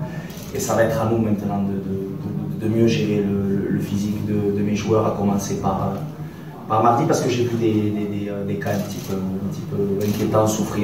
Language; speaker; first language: French; native; French